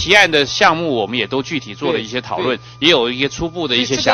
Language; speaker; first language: Chinese; native; Chinese